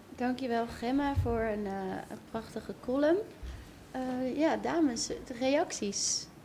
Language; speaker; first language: Dutch; native; Dutch